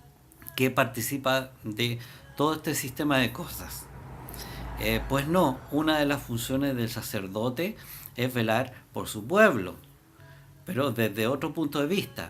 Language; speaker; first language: Spanish; native; Spanish